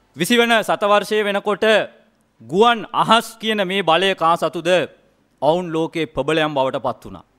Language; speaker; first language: Sinhala; non-native, local second language; Tamil